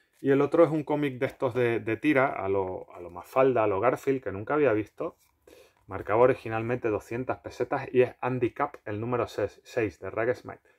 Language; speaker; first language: Spanish; native; Spanish